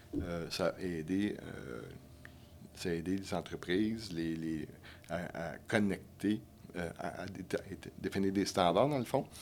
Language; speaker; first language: French; native; French